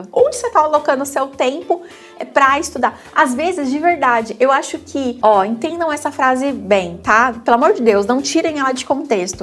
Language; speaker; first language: Portuguese; native; Portuguese